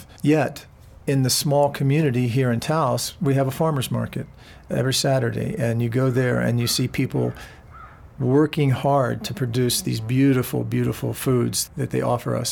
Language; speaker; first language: English; native; English